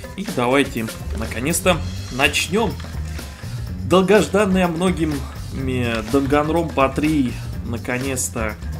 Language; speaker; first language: Russian; non-native, fluent; Romanian